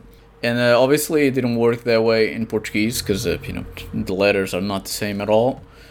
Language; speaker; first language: English; non-native, fluent; Portuguese